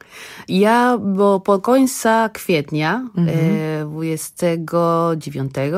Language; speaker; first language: Polish; non-native, learner; Spanish